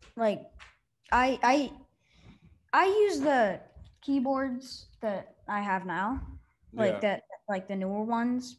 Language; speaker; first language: English; native; English